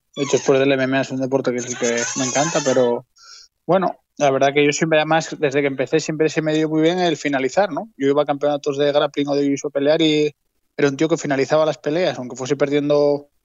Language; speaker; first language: Spanish; native; Spanish